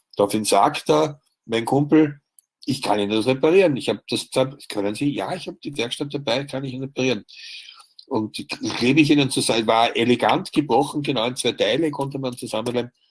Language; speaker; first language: German; native; German